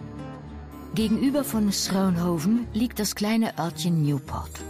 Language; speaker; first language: German; native; German